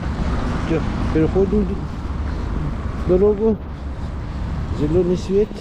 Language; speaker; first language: Russian; non-native, local second language; Yakut